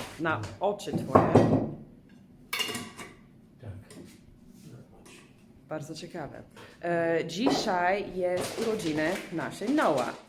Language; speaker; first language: Polish; non-native, learner; English